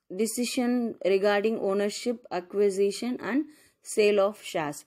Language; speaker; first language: English; non-native, local second language; Tamil